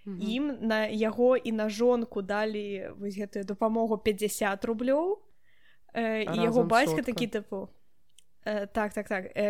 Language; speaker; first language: Belarusian; non-native, local second language; Russian